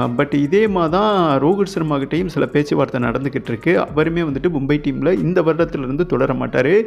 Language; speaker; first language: Tamil; native; Tamil